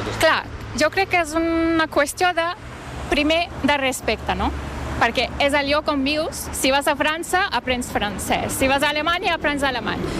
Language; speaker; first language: Catalan; non-native, fluent; Turkish